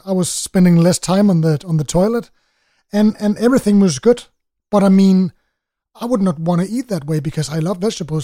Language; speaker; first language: English; non-native, fluent; Danish